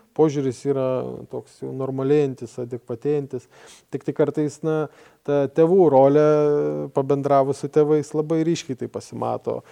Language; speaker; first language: Lithuanian; non-native, fluent; Swedish